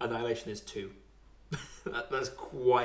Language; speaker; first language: English; native; English